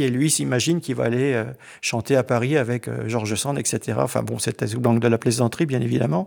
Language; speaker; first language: French; native; French